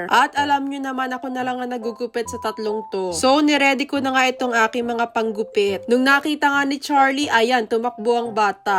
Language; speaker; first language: Filipino; native; Filipino